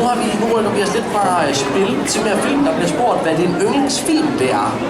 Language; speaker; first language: Danish; native; Danish